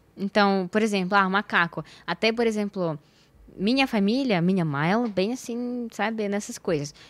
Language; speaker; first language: Portuguese; non-native, fluent; Russian